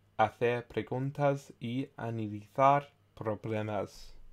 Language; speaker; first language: Spanish; non-native, learner; English